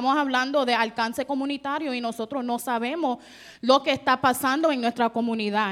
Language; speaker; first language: Spanish; early bilingual, heritage; Spanish